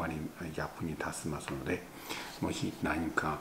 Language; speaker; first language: Japanese; non-native, learner; Chinese